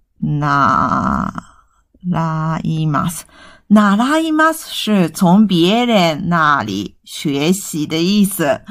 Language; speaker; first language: Chinese; non-native, fluent; Japanese